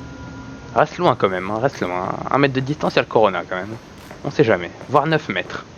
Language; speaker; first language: French; native; French